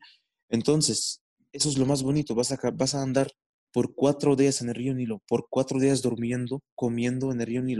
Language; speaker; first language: Spanish; non-native, fluent; Arabic